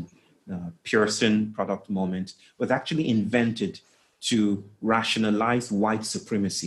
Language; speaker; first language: English; non-native, local second language; Yoruba